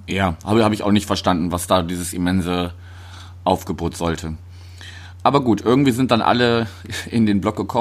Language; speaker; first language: German; native; German